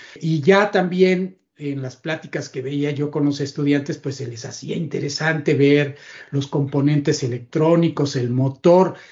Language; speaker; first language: Spanish; native; Spanish